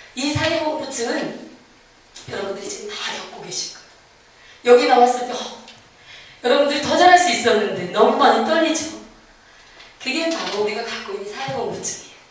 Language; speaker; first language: Korean; native; Korean